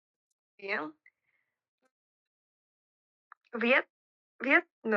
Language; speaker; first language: Vietnamese; non-native, learner; Russian